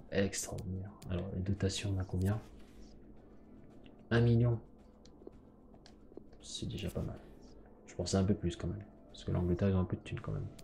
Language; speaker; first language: French; native; French